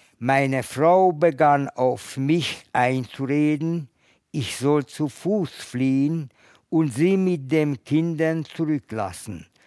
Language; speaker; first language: German; non-native, fluent; Hungarian